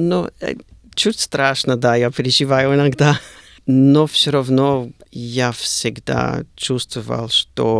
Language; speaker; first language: Russian; non-native, learner; English